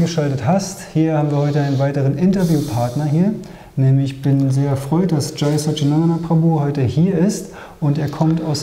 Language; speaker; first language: German; native; German